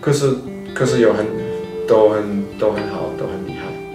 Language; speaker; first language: Chinese; non-native, fluent; German